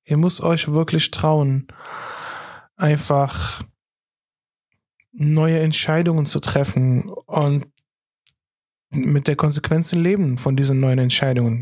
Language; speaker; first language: German; non-native, fluent; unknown